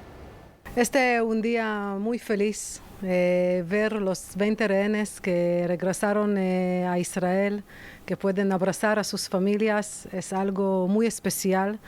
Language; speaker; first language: Spanish; non-native, fluent; Hebrew